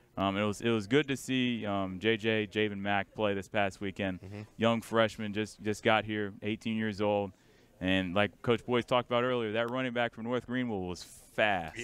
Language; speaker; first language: English; native; English